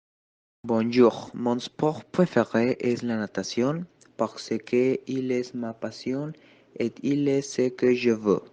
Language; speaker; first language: French; non-native, learner; Spanish